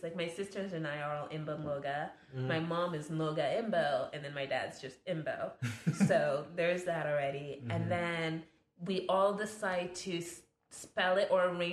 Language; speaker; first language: English; non-native, fluent; French